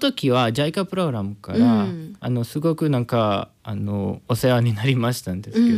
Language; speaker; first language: Japanese; non-native, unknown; Spanish